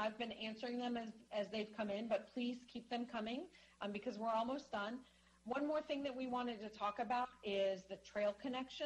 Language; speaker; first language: English; native; English